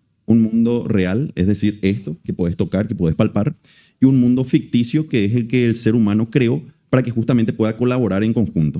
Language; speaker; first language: Spanish; native; Spanish